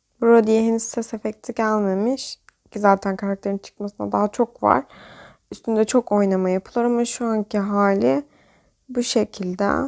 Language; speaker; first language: Turkish; native; Turkish